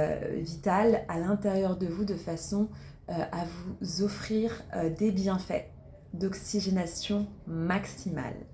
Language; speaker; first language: French; native; French